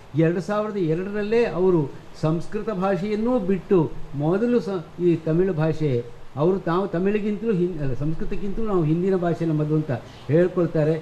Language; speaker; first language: Kannada; native; Kannada